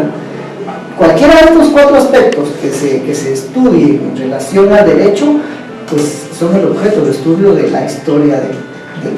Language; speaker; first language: Spanish; native; Spanish